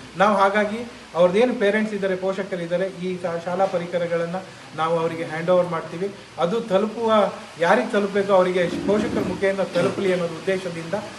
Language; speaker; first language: Kannada; native; Kannada